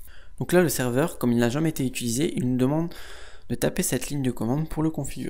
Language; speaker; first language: French; native; French